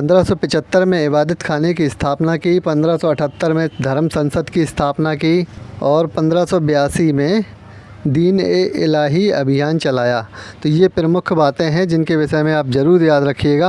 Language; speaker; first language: Hindi; native; Hindi